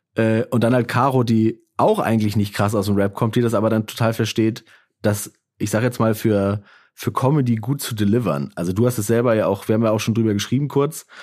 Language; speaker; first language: German; native; German